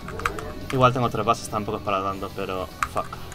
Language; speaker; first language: Spanish; native; Spanish